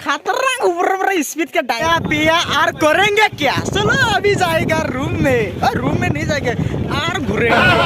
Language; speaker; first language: Hindi; non-native, local second language; Assamese